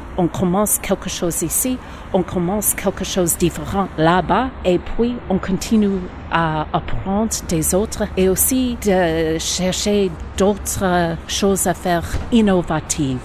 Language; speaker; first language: French; non-native, learner; English